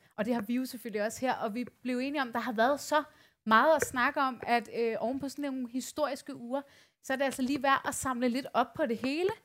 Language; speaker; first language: Danish; native; Danish